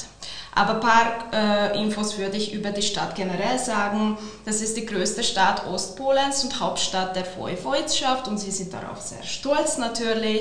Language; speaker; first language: German; non-native, fluent; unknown